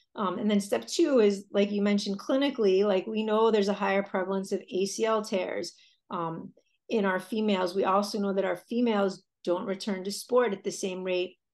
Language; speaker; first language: English; native; English